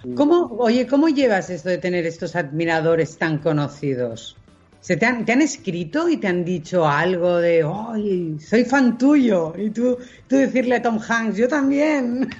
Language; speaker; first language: Spanish; non-native, local second language; Catalan